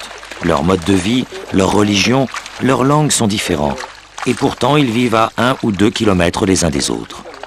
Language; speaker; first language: French; native; French